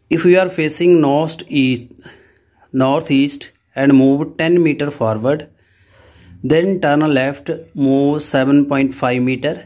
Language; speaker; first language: English; non-native, local second language; Punjabi